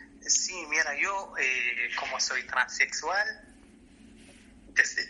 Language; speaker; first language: Spanish; non-native, learner; Arabic